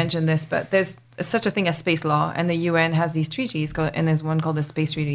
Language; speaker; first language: English; non-native, local second language; French